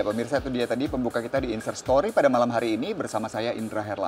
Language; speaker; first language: Indonesian; native; Indonesian